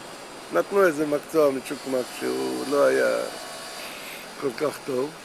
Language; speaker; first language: Hebrew; non-native, fluent; Russian